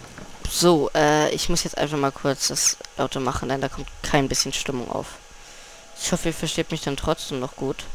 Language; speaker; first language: German; native; German